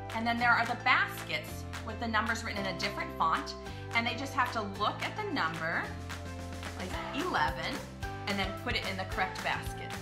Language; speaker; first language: English; native; English